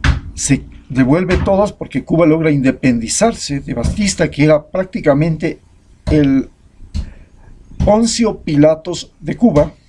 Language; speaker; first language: Spanish; native; Spanish